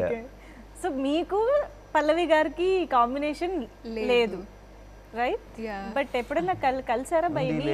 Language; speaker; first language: Telugu; native; Telugu